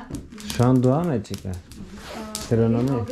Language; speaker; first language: Turkish; native; Turkish